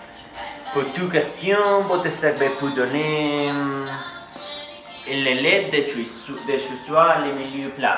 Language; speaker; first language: French; non-native, learner; Spanish